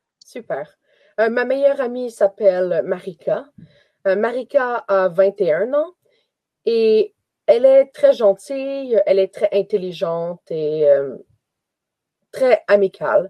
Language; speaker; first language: French; native; French